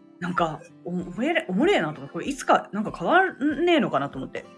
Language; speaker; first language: Japanese; native; Japanese